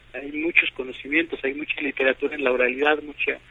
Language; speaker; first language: Spanish; non-native, local second language; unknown